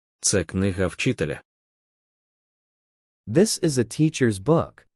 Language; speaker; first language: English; non-native, fluent; Ukrainian